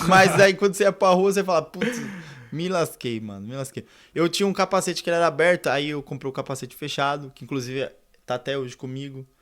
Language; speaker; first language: Portuguese; native; Portuguese